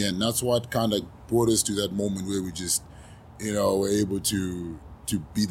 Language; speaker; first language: English; non-native, local second language; Shona